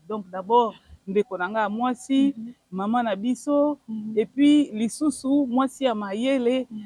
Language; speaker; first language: Lingala; non-native, local second language; Kongo